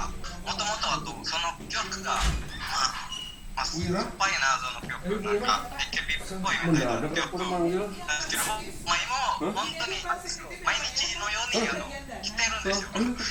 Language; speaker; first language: Japanese; non-native, learner; Indonesian